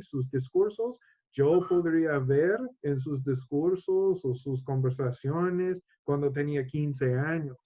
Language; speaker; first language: Spanish; non-native, learner; English